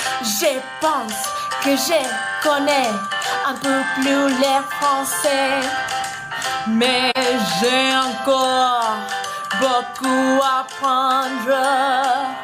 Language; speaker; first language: French; non-native, learner; English